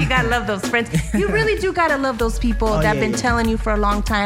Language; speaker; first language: English; early bilingual, other home language; Spanish